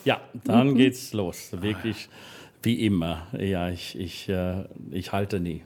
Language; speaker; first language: German; non-native, learner; English